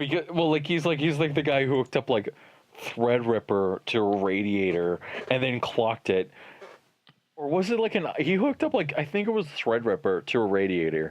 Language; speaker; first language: English; native; English